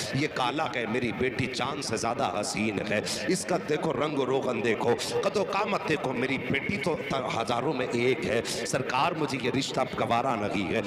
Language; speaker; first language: Urdu; native; Urdu